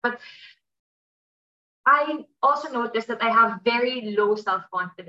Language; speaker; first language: English; non-native, local second language; Filipino